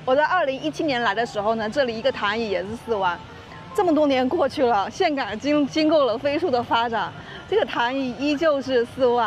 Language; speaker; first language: Chinese; native; Chinese